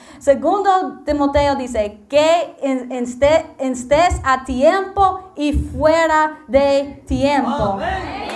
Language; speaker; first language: Spanish; non-native, learner; English